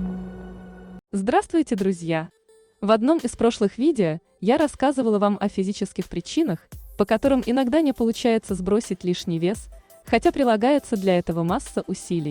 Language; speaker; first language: Russian; native; Russian